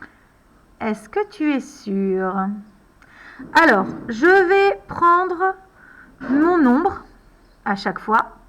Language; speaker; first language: French; native; French